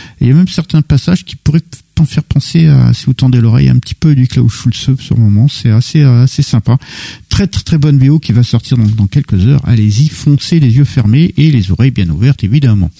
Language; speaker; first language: French; native; French